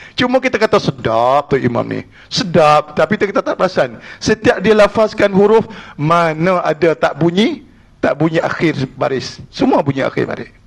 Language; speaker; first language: Malay; native; Malay